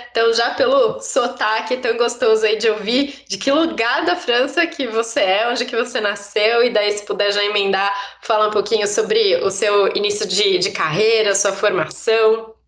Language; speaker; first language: Portuguese; native; Portuguese